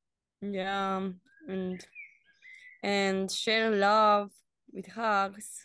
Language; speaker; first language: English; non-native, learner; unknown